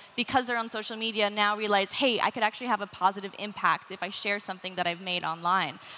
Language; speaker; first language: English; native; English